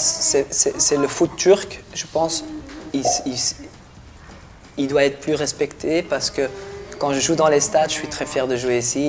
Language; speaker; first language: French; non-native, local second language; Dutch